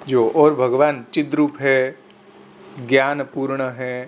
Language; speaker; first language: Hindi; non-native, local second language; Gujarati